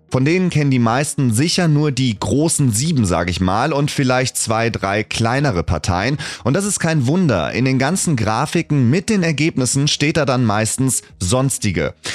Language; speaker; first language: German; native; German